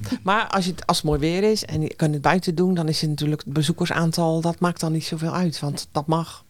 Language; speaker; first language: Dutch; native; Dutch